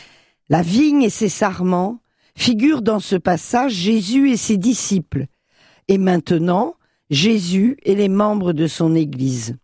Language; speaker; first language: French; native; French